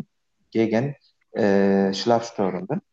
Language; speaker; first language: German; non-native, learner; Turkish